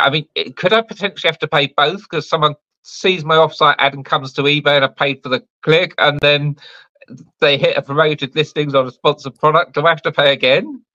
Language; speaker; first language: English; native; English